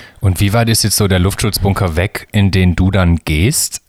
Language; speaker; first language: German; native; German